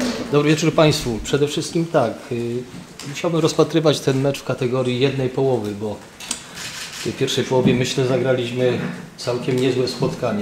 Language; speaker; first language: Polish; native; Polish